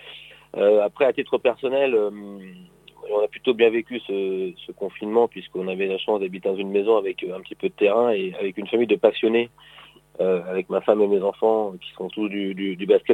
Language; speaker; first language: French; native; French